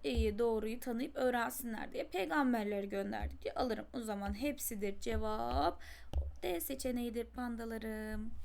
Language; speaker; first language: Turkish; native; Turkish